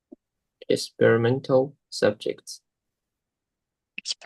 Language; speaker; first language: English; non-native, learner; Chinese